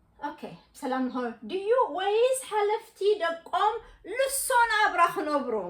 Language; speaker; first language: Tigrinya; native; Tigrinya